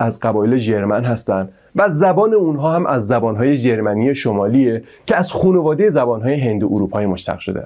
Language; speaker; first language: Persian; native; Persian